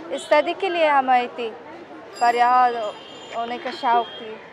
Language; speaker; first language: Hindi; non-native, learner; Persian